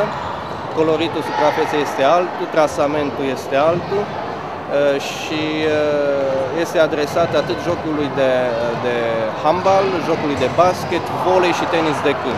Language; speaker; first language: Romanian; native; Romanian